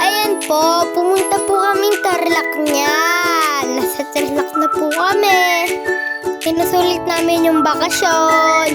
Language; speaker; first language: Filipino; native; Filipino